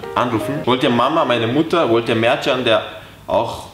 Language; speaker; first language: German; native; German